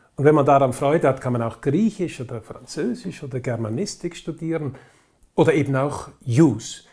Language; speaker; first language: German; native; German